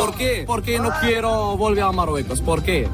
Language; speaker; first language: Spanish; non-native, learner; Arabic